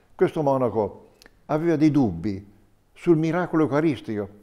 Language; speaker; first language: Italian; native; Italian